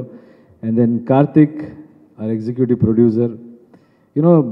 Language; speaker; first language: Tamil; non-native, learner; Kannada